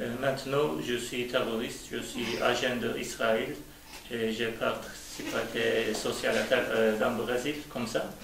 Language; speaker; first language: French; non-native, learner; Turkish